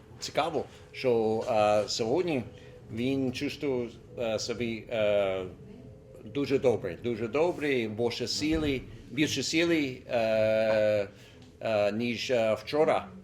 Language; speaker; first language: Ukrainian; non-native, local second language; Russian